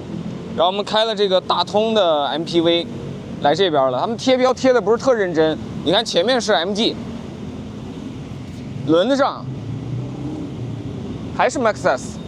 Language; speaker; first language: Chinese; native; Chinese